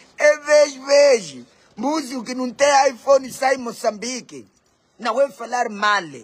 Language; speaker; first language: Portuguese; non-native, local second language; Makhuwa